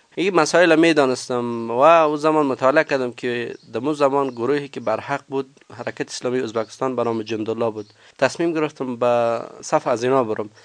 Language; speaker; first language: Persian; native; Persian